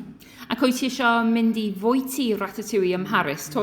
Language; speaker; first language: Welsh; non-native, learner; English